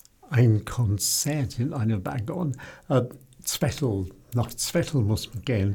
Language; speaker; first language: German; non-native, fluent; English